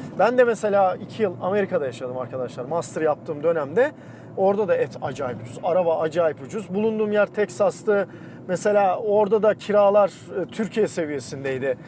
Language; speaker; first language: Turkish; native; Turkish